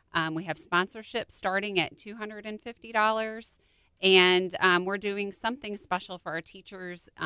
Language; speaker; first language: English; native; English